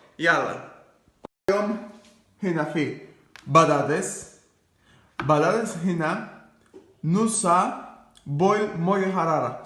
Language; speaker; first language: Arabic; non-native, learner; Greek